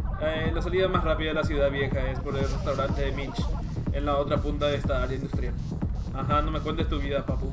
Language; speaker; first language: Spanish; native; Spanish